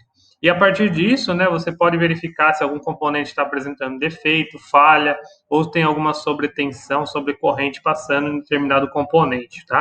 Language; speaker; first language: Portuguese; native; Portuguese